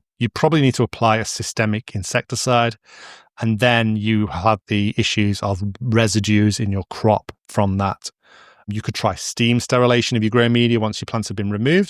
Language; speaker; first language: English; native; English